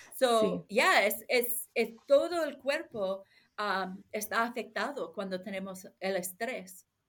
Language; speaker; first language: Spanish; non-native, learner; English